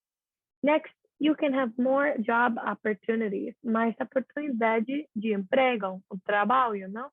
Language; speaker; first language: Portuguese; non-native, learner; English